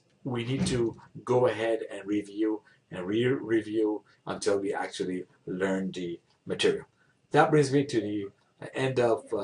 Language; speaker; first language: English; non-native, fluent; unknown